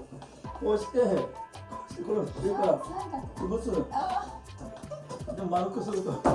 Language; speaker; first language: Japanese; native; Japanese